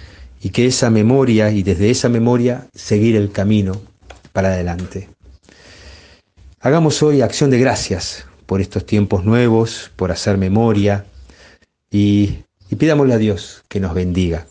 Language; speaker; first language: Spanish; native; Spanish